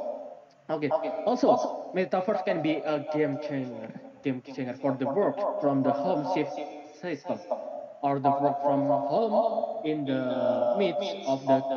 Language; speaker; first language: English; non-native, learner; Indonesian